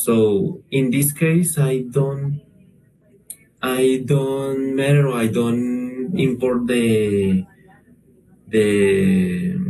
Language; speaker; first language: English; non-native, learner; Spanish